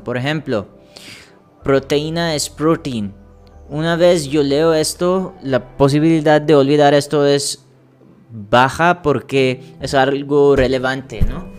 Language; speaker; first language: Spanish; non-native, learner; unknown